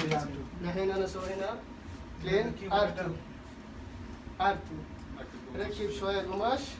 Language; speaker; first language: Arabic; non-native, learner; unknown